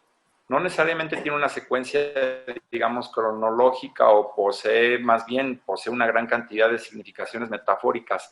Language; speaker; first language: Spanish; native; Spanish